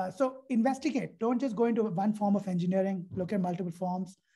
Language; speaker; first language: English; non-native, local second language; Hindi